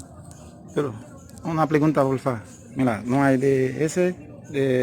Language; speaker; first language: Spanish; non-native, learner; Haitian Creole